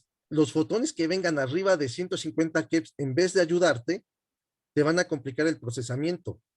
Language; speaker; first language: Spanish; native; Spanish